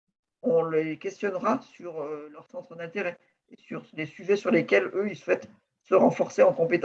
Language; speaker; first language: French; native; French